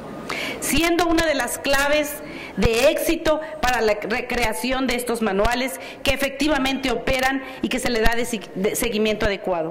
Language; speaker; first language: Spanish; native; Spanish